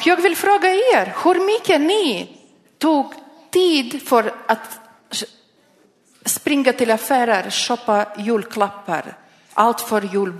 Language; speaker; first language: Swedish; non-native, learner; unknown